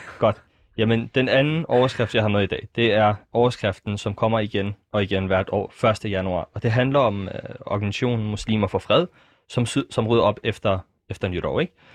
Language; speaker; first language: Danish; early bilingual, other home language; Arabic